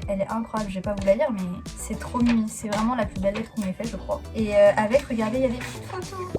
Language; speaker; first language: French; native; French